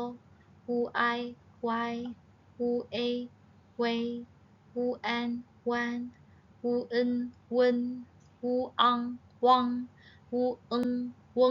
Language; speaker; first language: Chinese; non-native, fluent; Burmese